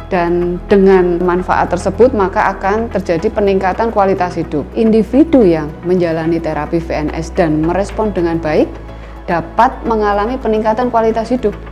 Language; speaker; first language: Indonesian; native; Indonesian